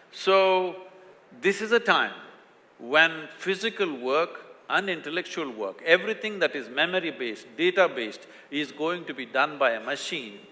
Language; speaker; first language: English; non-native, local second language; Kannada